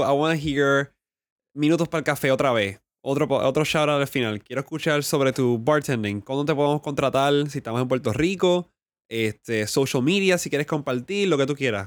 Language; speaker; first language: Spanish; early bilingual, heritage; Spanish